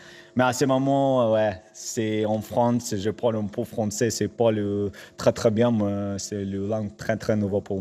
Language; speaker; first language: French; non-native, learner; Latvian